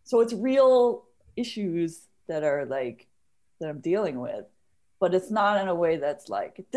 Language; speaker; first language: English; native; English